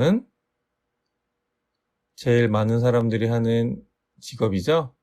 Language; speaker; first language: Korean; native; Korean